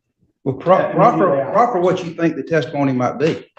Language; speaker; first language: English; native; English